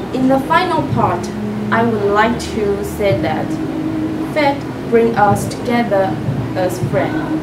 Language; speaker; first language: English; non-native, learner; Chinese